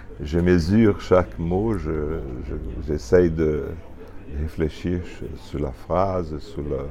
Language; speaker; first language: French; non-native, fluent; Portuguese